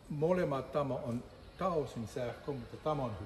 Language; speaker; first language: Finnish; non-native, learner; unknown